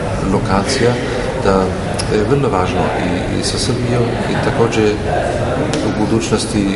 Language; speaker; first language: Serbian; non-native, learner; German